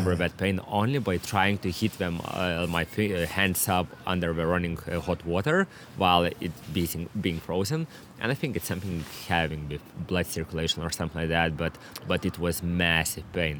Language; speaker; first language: English; non-native, fluent; Lithuanian